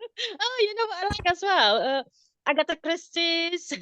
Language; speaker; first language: English; non-native, fluent; Indonesian